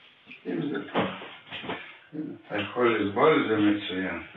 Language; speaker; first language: Hebrew; non-native, fluent; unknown